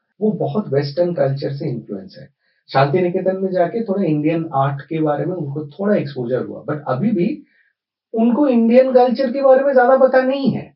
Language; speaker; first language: Hindi; non-native, local second language; Bangla